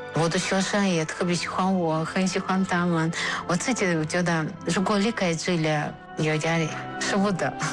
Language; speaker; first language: Chinese; non-native, learner; Russian